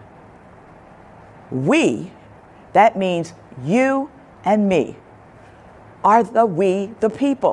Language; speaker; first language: English; native; English